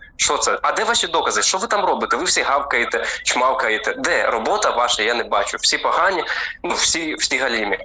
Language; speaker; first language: Ukrainian; native; Ukrainian